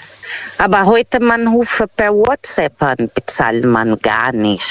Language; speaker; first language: German; non-native, learner; Portuguese